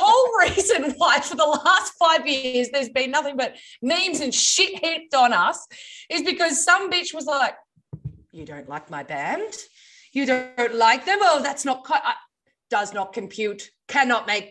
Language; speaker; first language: English; native; English